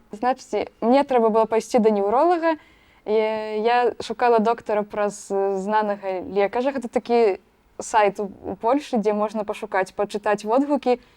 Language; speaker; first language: Belarusian; native; Belarusian